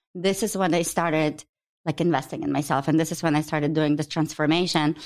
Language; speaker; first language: English; non-native, fluent; Ukrainian